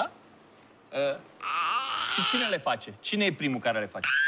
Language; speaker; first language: Romanian; native; Romanian